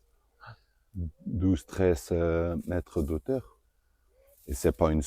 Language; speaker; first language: French; non-native, local second language; Dutch